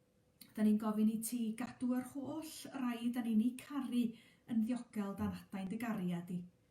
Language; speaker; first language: Welsh; native; Welsh